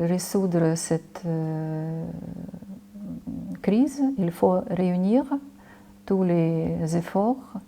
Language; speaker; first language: French; non-native, fluent; Ukrainian